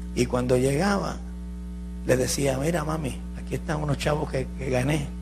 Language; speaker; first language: Spanish; early bilingual, heritage; Spanish